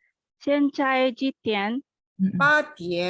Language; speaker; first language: Chinese; non-native, learner; Indonesian